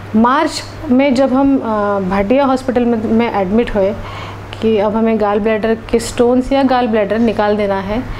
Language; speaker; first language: Hindi; non-native, local second language; Marathi